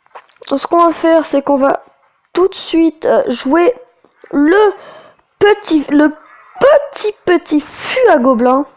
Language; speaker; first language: French; native; French